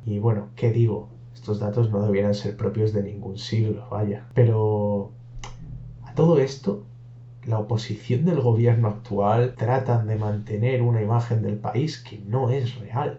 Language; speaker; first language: Spanish; native; Spanish